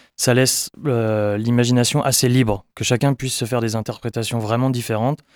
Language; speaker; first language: French; native; French